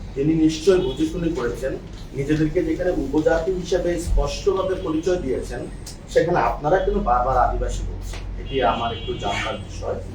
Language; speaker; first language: Bangla; native; Bangla